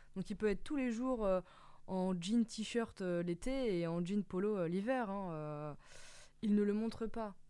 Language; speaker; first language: French; native; French